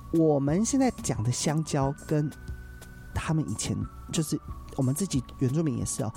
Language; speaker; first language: Chinese; non-native, local second language; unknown